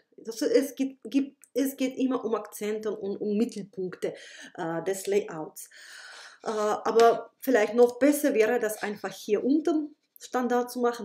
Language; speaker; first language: German; non-native, fluent; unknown